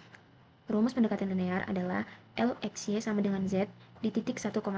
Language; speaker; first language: Indonesian; native; Indonesian